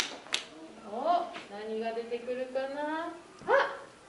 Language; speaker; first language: Japanese; native; Japanese